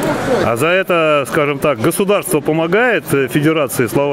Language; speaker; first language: Russian; native; Russian